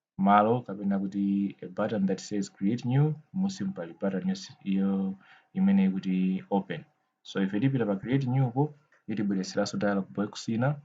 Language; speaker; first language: Nyanja; non-native, local second language; Tumbuka